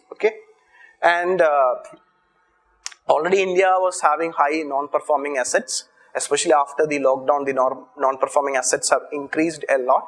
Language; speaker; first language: English; non-native, local second language; Malayalam